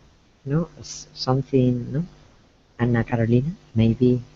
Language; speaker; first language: English; non-native, learner; Spanish